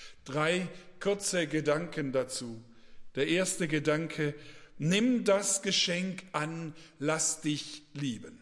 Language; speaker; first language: German; native; German